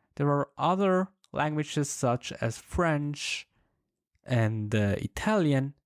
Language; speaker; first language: English; non-native, fluent; Swiss German